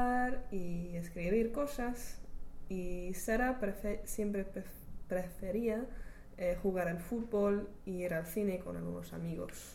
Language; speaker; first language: Spanish; non-native, learner; English